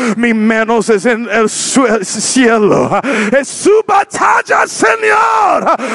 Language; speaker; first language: Spanish; non-native, learner; English